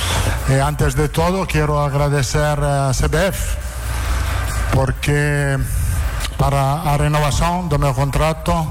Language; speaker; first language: Portuguese; non-native, learner; Italian